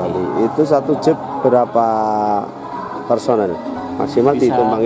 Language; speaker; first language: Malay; non-native, local second language; Javanese